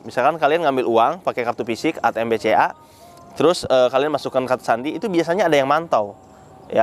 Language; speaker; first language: Indonesian; native; Indonesian